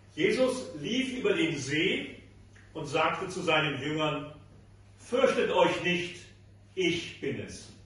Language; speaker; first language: German; native; German